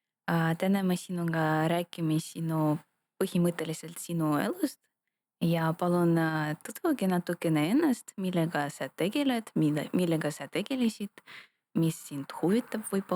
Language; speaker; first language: Estonian; non-native, local second language; Russian